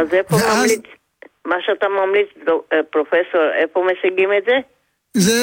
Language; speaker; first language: Hebrew; non-native, fluent; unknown